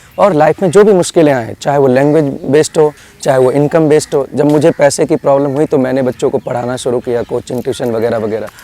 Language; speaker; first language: Hindi; native; Hindi